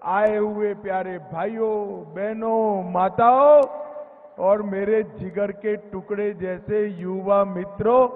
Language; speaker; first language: Hindi; non-native, local second language; Gujarati